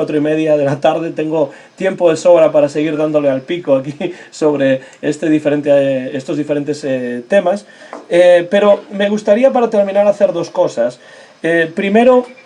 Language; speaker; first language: Spanish; native; Spanish